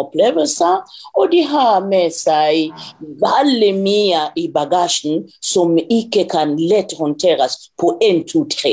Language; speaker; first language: Norwegian; non-native, fluent; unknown